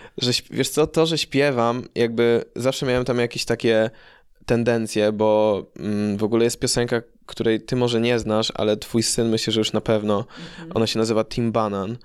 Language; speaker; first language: Polish; early bilingual, heritage; Polish